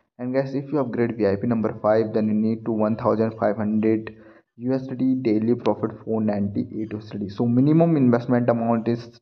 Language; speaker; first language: English; non-native, learner; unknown